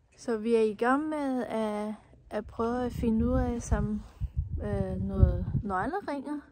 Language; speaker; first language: Danish; non-native, learner; Chinese